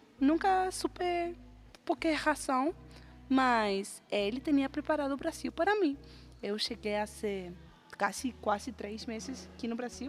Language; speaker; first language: Portuguese; non-native, fluent; Spanish